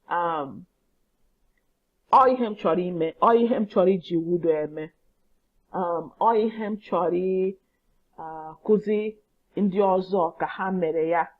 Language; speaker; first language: Igbo; non-native, learner; English